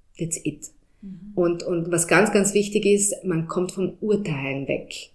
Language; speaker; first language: German; early bilingual, heritage; German